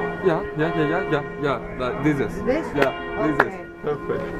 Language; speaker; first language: English; non-native, fluent; Greek